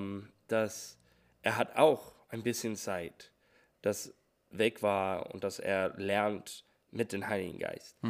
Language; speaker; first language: German; non-native, learner; English